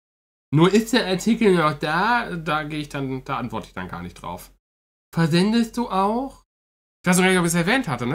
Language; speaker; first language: German; native; German